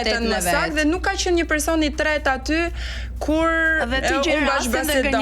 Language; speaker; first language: Albanian; native; Albanian